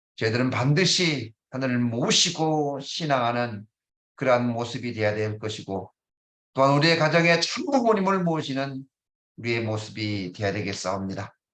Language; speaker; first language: Korean; native; Korean